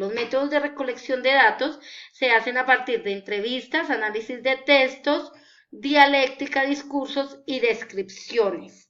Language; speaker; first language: Spanish; native; Spanish